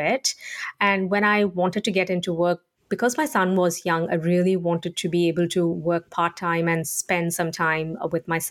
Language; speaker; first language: English; non-native, local second language; Tamil